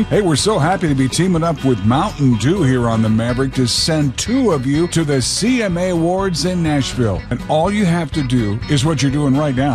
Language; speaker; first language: English; native; English